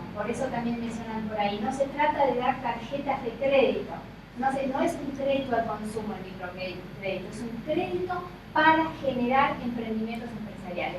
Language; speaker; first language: Spanish; native; Spanish